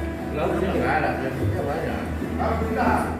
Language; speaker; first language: Indonesian; non-native, local second language; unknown